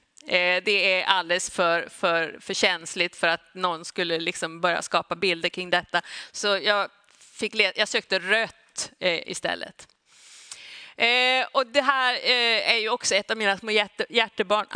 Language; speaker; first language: Swedish; native; Swedish